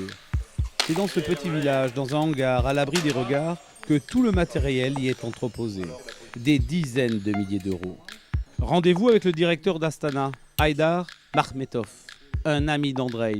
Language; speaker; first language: French; native; French